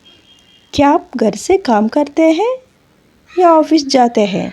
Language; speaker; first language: Hindi; non-native, local second language; Telugu